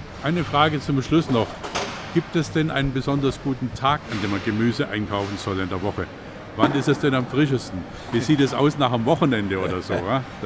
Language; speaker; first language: German; native; German